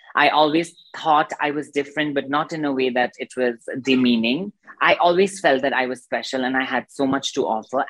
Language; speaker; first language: English; non-native, local second language; Nepali